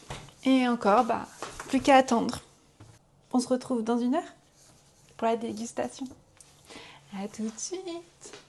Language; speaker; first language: French; native; French